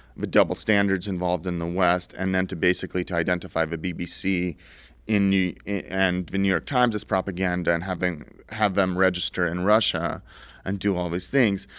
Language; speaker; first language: English; early bilingual, other home language; Russian